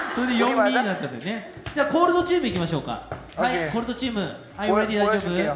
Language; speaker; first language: Japanese; native; Japanese